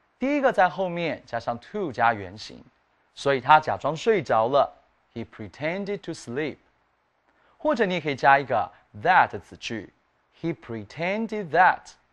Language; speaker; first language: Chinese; native; Chinese